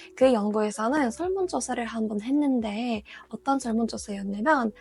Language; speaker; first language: Korean; non-native, fluent; Russian